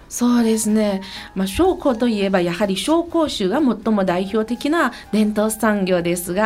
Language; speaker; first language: Japanese; non-native, fluent; Chinese